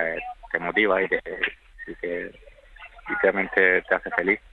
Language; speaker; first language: Spanish; native; Spanish